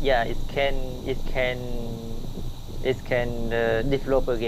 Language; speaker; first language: English; non-native, learner; Vietnamese